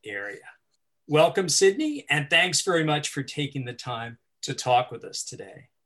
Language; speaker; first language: English; native; English